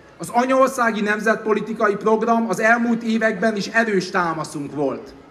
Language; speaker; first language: Hungarian; native; Hungarian